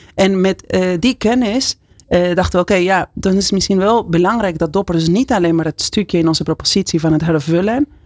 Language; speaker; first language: Dutch; non-native, fluent; Spanish